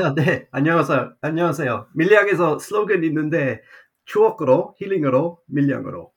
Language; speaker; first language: Korean; non-native, fluent; English